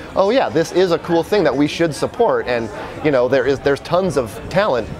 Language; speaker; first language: English; native; English